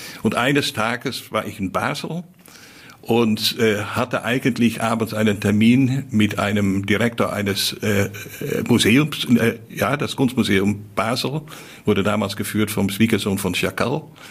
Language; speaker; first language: German; non-native, fluent; Dutch